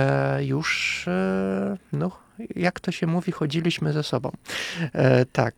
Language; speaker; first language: Polish; non-native, fluent; Russian